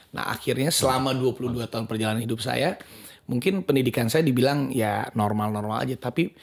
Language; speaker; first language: Indonesian; native; Indonesian